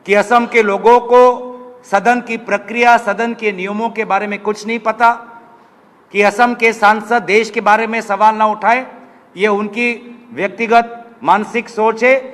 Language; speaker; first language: Hindi; non-native, local second language; Assamese